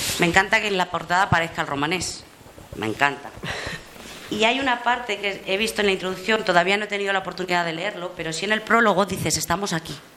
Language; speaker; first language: Spanish; native; Spanish